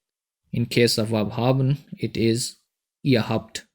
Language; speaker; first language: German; non-native, fluent; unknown